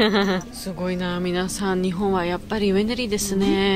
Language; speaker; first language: Japanese; non-native, learner; Georgian